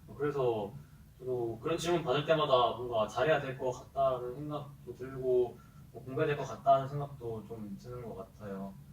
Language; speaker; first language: Korean; native; Korean